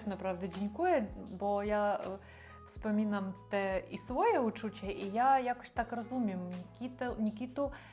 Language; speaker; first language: Polish; non-native, learner; Russian